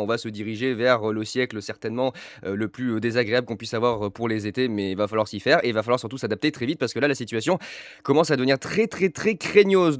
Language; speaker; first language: French; native; French